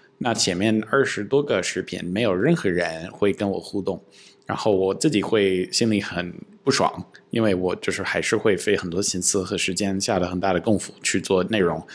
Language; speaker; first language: Chinese; non-native, fluent; English